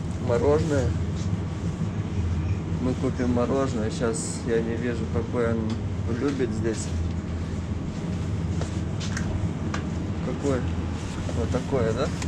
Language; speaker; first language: Russian; non-native, fluent; Romanian